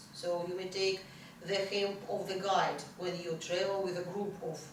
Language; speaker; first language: English; non-native, fluent; Russian